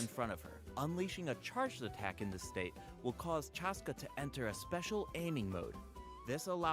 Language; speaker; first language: English; native; English